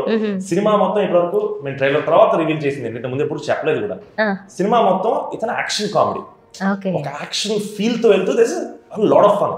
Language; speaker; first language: Telugu; native; Telugu